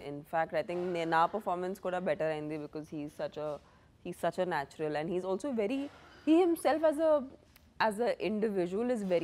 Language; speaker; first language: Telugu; non-native, fluent; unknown